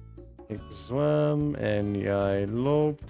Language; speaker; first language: Dutch; non-native, learner; English